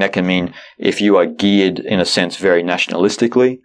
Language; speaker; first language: English; native; English